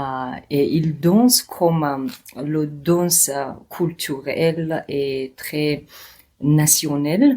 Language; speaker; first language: French; non-native, learner; Georgian